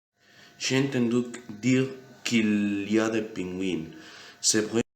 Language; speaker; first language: French; non-native, learner; Spanish